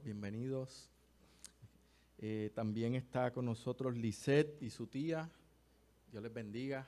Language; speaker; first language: Spanish; native; Spanish